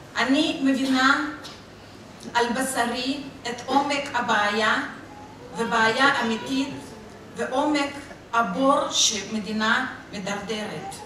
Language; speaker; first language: Hebrew; non-native, fluent; Russian